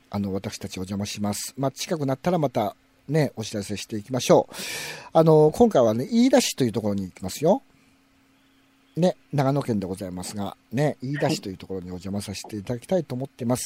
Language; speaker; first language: Japanese; native; Japanese